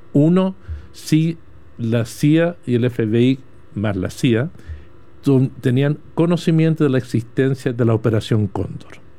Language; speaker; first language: Spanish; early bilingual, heritage; Spanish